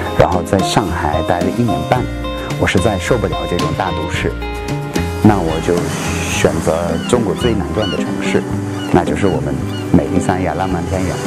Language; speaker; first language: Chinese; non-native, fluent; English